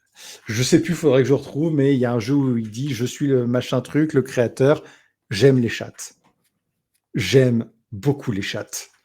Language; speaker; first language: French; native; French